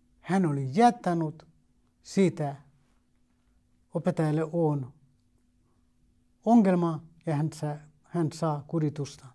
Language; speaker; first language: Finnish; non-native, fluent; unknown